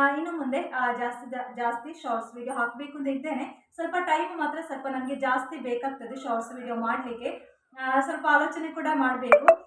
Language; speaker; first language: Kannada; native; Kannada